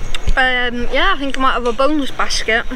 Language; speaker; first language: English; native; English